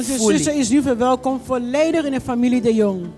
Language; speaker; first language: Dutch; non-native, fluent; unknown